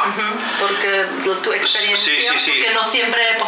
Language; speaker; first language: Spanish; non-native, fluent; Czech